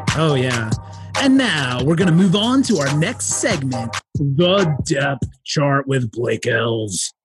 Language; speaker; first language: English; native; English